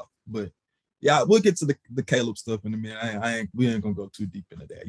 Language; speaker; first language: English; native; English